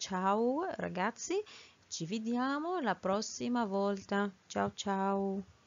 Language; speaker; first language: Italian; non-native, fluent; Arabic